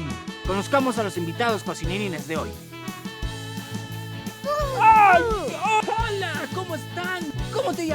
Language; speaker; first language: Spanish; native; Spanish